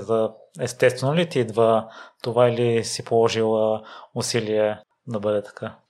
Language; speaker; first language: Bulgarian; native; Bulgarian